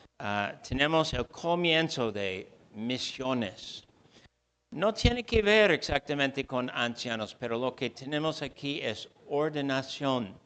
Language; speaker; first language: Spanish; non-native, fluent; English